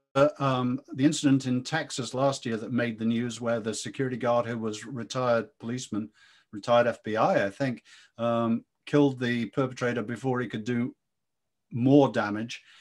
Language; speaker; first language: English; native; English